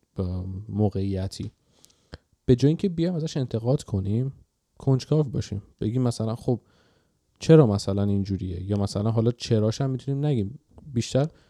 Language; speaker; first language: Persian; native; Persian